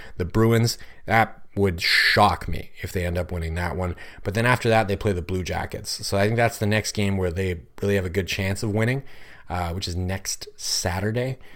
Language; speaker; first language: English; native; English